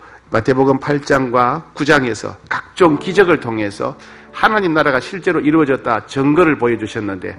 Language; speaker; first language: Korean; native; Korean